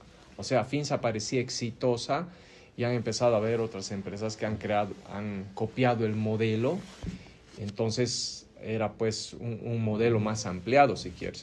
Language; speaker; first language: Spanish; native; Spanish